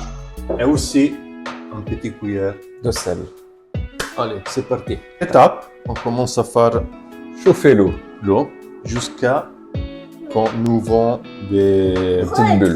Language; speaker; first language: French; non-native, fluent; Italian